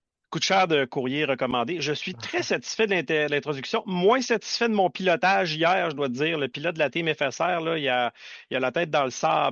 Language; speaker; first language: French; native; French